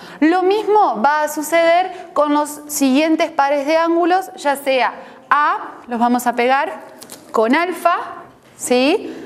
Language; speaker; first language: Spanish; native; Spanish